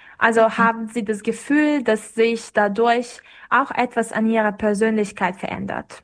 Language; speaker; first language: German; non-native, fluent; Serbian